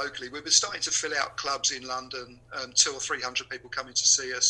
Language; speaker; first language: English; native; English